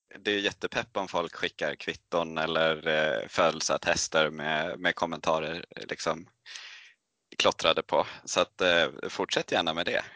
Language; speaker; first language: Swedish; native; Swedish